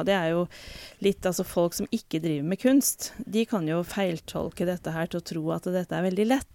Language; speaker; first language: Norwegian; native; Norwegian